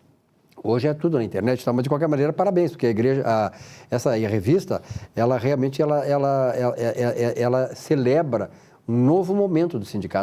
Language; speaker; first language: Portuguese; native; Portuguese